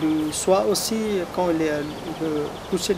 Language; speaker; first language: French; non-native, learner; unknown